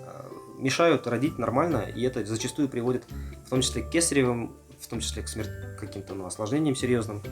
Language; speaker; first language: Russian; native; Russian